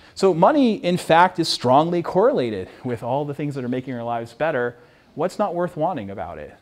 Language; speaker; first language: English; native; English